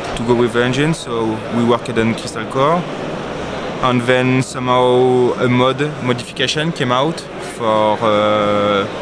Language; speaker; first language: English; non-native, learner; French